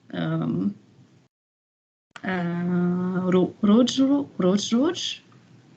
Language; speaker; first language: Hindi; non-native, learner; German